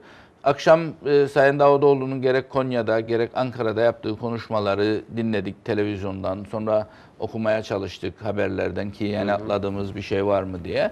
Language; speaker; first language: Turkish; native; Turkish